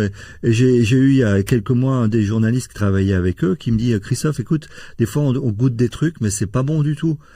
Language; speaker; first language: French; native; French